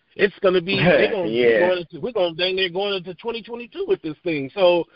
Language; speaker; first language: English; native; English